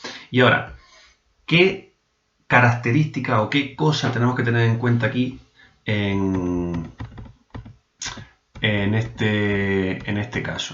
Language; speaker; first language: Spanish; native; Spanish